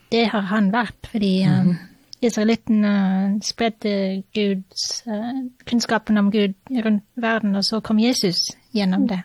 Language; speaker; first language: Norwegian; non-native, fluent; English